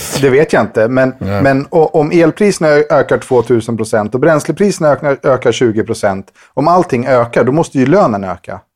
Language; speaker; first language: Swedish; early bilingual, other home language; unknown